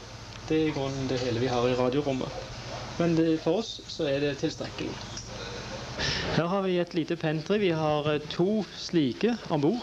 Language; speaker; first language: Norwegian; native; Norwegian